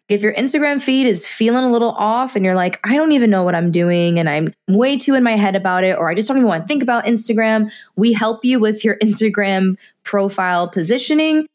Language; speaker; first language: English; native; English